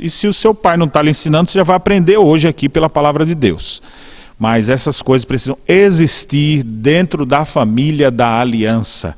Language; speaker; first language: Portuguese; native; Portuguese